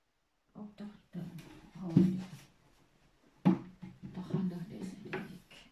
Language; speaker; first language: Dutch; non-native, learner; Indonesian